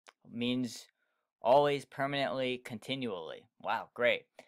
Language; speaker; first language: English; native; English